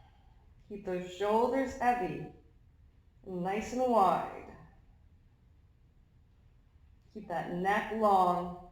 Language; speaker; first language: English; native; English